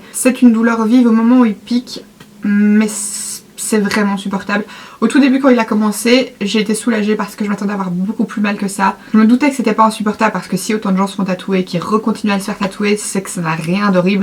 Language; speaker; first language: French; native; French